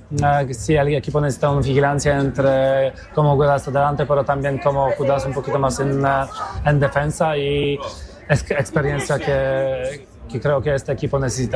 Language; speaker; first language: Spanish; non-native, fluent; Polish